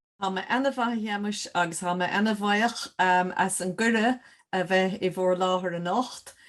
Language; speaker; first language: Irish; native; Irish